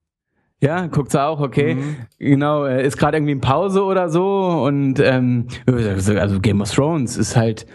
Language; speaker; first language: German; native; German